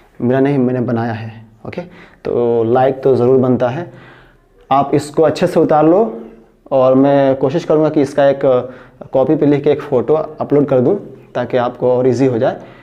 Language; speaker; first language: Hindi; native; Hindi